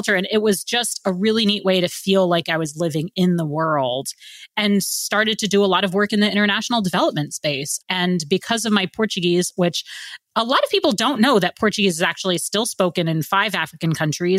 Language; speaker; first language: English; native; English